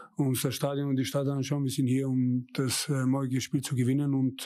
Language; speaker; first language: German; native; German